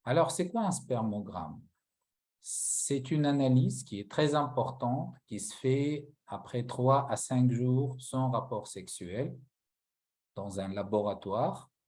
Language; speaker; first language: French; non-native, local second language; Arabic